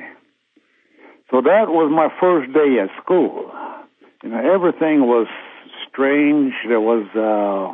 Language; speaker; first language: English; early bilingual, other home language; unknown